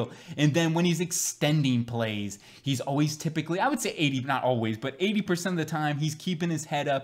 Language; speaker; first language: English; native; English